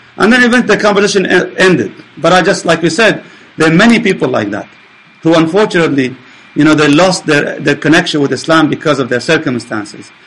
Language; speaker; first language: English; non-native, fluent; Arabic